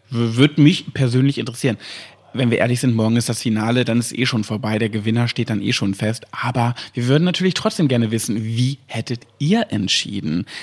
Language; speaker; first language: German; native; German